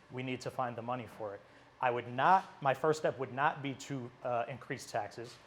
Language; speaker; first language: English; native; English